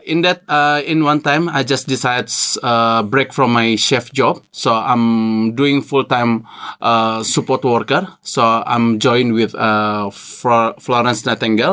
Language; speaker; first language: English; non-native, learner; Indonesian